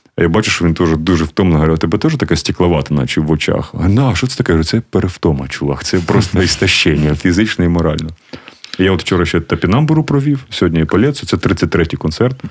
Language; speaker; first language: Ukrainian; native; Ukrainian